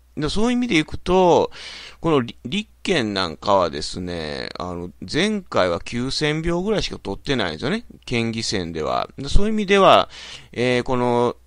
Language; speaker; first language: Japanese; native; Japanese